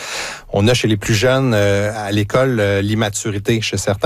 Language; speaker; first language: French; native; French